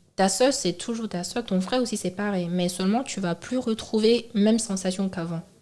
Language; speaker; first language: French; non-native, fluent; Chinese